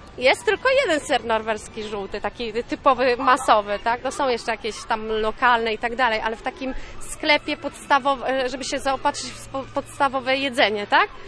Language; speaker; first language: Polish; native; Polish